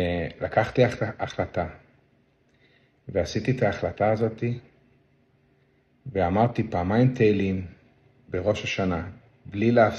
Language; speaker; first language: Hebrew; non-native, local second language; Yiddish